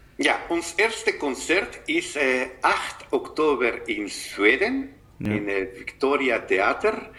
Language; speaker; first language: Dutch; non-native, fluent; Spanish